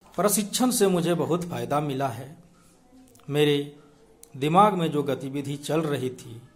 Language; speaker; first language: Hindi; native; Hindi